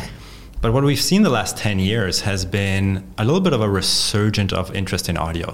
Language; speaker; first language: English; non-native, fluent; Polish